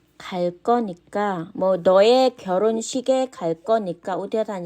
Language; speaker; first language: Korean; non-native, fluent; Khmer